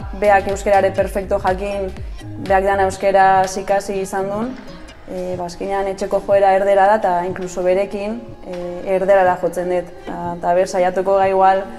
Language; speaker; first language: Basque; non-native, local second language; Spanish